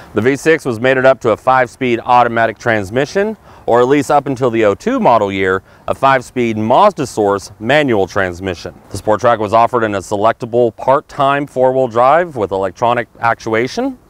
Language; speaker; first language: English; native; English